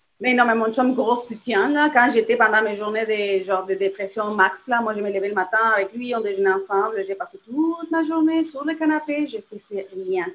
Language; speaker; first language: French; non-native, fluent; Spanish